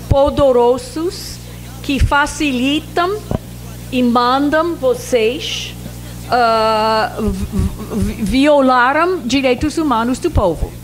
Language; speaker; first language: Portuguese; non-native, fluent; English